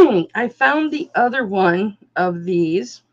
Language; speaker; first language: English; native; English